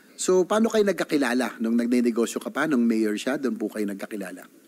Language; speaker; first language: Filipino; native; Filipino